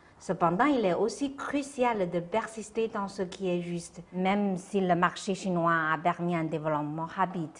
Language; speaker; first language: French; non-native, fluent; Chinese